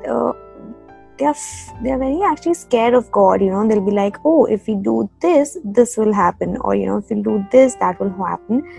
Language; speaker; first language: English; non-native, local second language; Punjabi